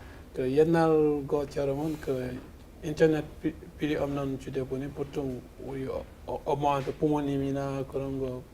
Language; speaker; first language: Korean; non-native, fluent; Wolof